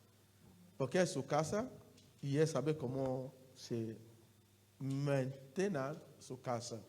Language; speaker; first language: Spanish; non-native, learner; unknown